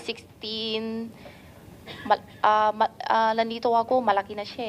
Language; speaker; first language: Filipino; non-native, learner; Chinese